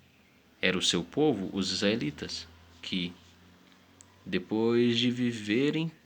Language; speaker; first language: Portuguese; native; Portuguese